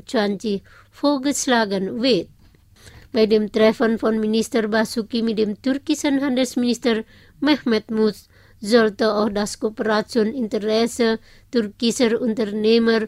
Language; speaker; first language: German; non-native, fluent; Indonesian